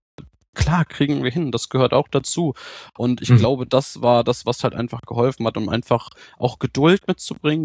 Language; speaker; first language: German; native; German